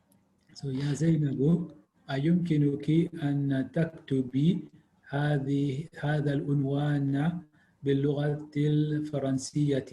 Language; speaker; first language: Arabic; non-native, learner; English